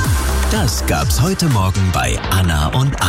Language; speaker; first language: German; native; German